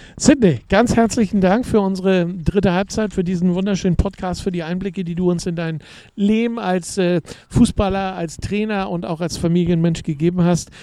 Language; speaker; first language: German; native; German